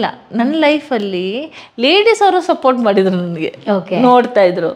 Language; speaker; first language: Kannada; non-native, local second language; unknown